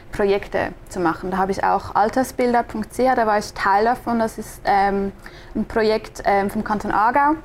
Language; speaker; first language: German; non-native, local second language; Swiss German